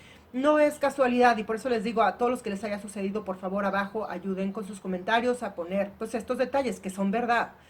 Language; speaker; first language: Spanish; native; Spanish